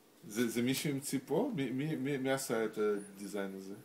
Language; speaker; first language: Hebrew; non-native, fluent; Russian